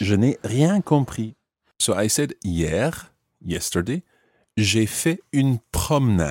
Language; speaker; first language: French; non-native, fluent; English